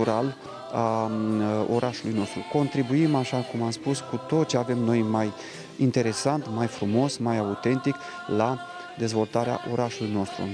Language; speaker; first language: Romanian; non-native, local second language; Russian